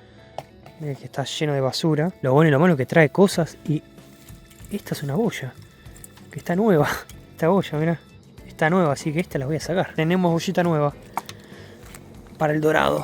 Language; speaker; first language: Spanish; native; Spanish